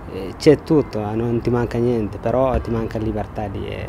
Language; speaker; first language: Italian; non-native, learner; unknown